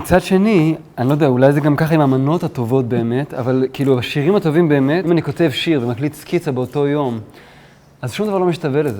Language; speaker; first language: Hebrew; native; Hebrew